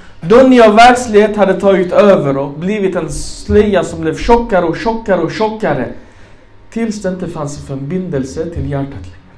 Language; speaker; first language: Swedish; non-native, fluent; Arabic